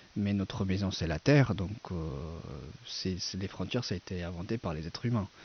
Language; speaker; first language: French; non-native, fluent; Persian